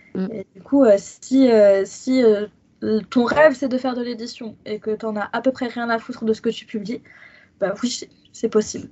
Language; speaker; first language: French; native; French